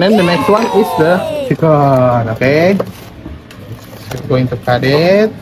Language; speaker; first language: English; non-native, fluent; Indonesian